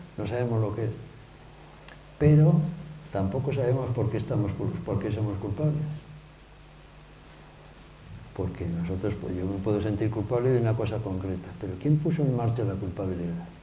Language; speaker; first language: Spanish; native; Spanish